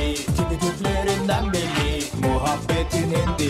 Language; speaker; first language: Turkish; native; Turkish